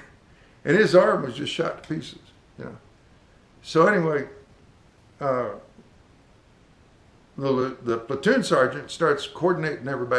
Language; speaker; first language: English; native; English